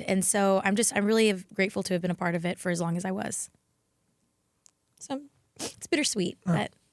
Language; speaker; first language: English; native; English